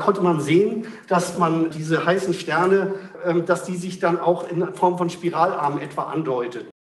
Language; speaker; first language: German; native; German